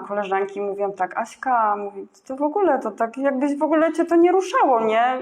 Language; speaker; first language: Polish; native; Polish